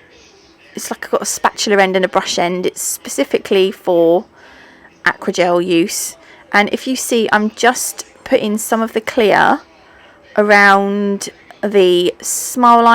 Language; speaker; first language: English; native; English